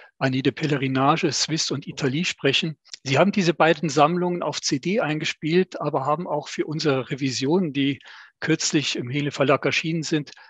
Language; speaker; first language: German; native; German